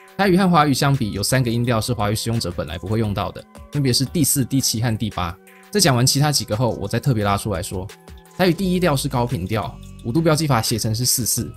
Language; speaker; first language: Chinese; native; Chinese